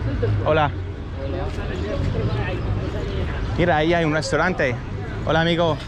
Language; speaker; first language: Spanish; non-native, fluent; English